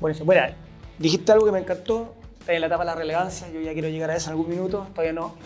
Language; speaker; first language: Spanish; native; Spanish